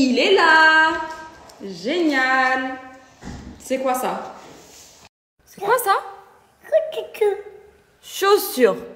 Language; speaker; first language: French; native; French